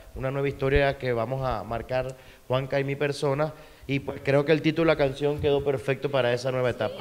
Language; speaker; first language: Spanish; native; Spanish